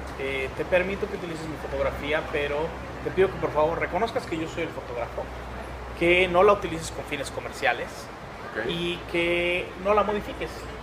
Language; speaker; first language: Spanish; native; Spanish